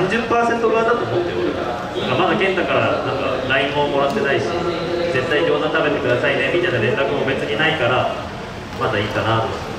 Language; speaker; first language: Japanese; native; Japanese